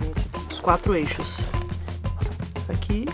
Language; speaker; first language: Portuguese; native; Portuguese